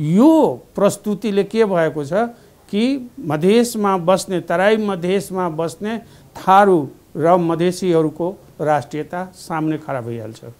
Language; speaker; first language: Nepali; non-native, local second language; Maithili